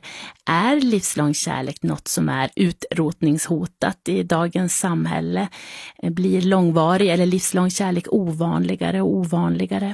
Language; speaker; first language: Swedish; native; Swedish